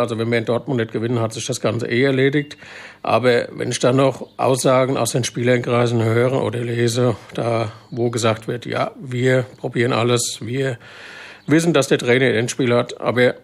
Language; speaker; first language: German; native; German